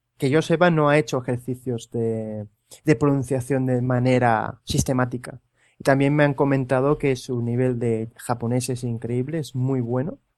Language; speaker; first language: Spanish; native; Spanish